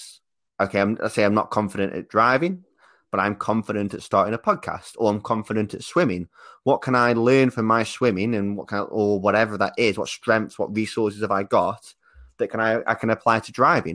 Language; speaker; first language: English; native; English